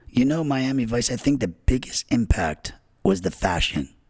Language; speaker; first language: English; native; English